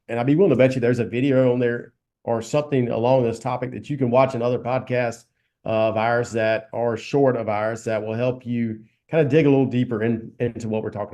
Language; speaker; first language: English; native; English